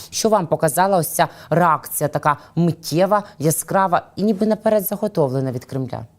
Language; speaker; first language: Ukrainian; native; Ukrainian